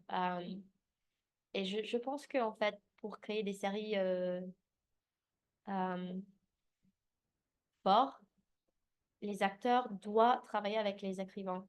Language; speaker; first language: French; early bilingual, heritage; English